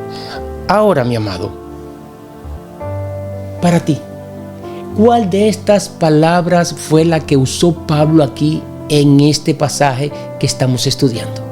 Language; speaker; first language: Spanish; native; Spanish